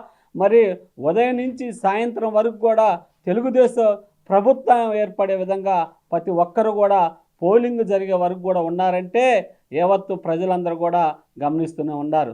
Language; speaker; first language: Telugu; native; Telugu